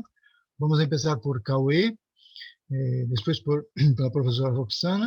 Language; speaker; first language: Spanish; non-native, fluent; Portuguese